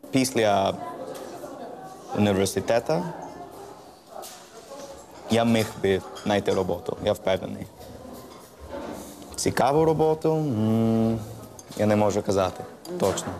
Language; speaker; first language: Ukrainian; non-native, learner; English